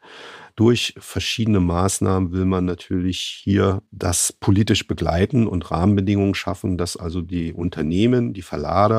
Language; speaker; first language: German; native; German